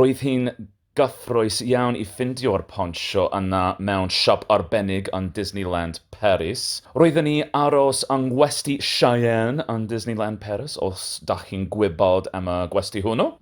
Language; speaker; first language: Welsh; non-native, learner; English